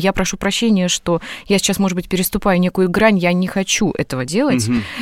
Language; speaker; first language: Russian; native; Russian